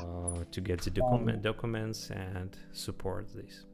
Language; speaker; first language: English; non-native, learner; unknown